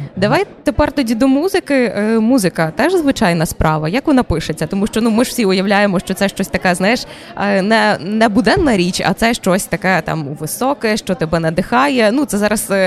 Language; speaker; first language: Ukrainian; native; Ukrainian